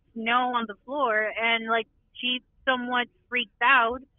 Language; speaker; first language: English; non-native, local second language; Spanish